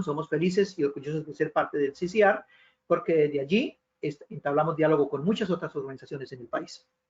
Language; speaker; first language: Spanish; native; Spanish